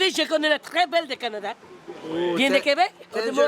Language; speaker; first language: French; non-native, learner; Spanish